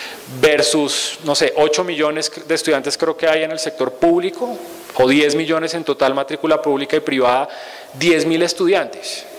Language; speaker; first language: Spanish; native; Spanish